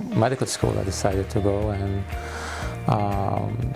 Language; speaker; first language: English; non-native, fluent; Arabic